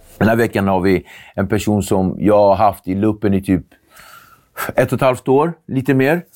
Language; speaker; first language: Swedish; early bilingual, other home language; Kabuverdianu